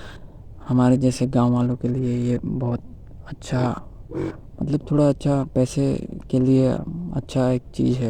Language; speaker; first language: Hindi; non-native, local second language; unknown